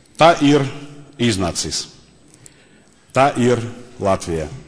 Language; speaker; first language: Latvian; non-native, learner; Russian